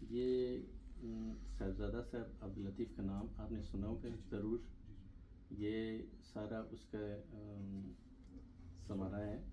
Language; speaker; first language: Hindi; non-native, fluent; Pashto